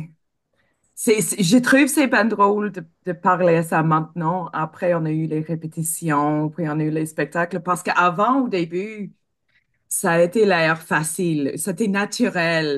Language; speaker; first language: French; non-native, fluent; English